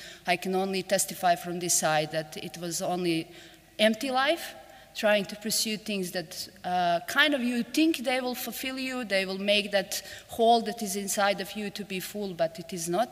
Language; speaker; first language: English; non-native, fluent; Serbian